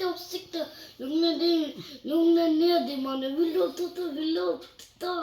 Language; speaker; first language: Swedish; early bilingual, other home language; Bangla